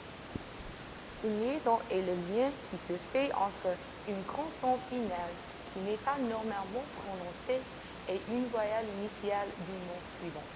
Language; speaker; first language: French; non-native, learner; English